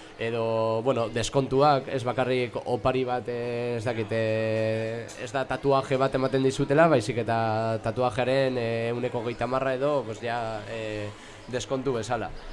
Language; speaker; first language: Basque; non-native, local second language; Spanish